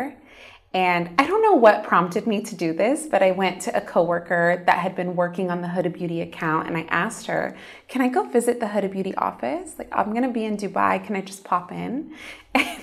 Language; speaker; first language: English; native; English